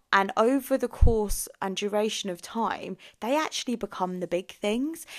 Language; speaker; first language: English; native; English